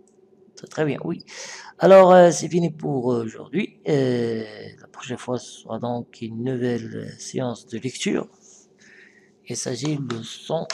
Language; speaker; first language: French; non-native, local second language; Arabic